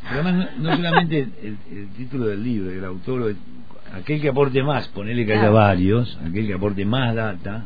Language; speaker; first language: Spanish; native; Spanish